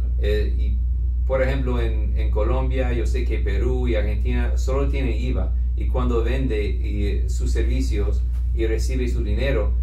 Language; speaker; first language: Spanish; non-native, fluent; English